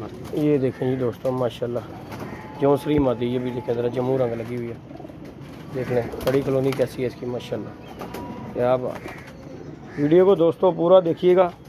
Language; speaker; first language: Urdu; non-native, local second language; Punjabi